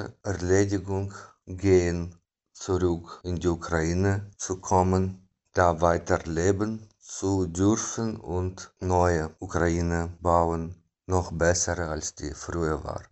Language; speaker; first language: German; non-native, fluent; Ukrainian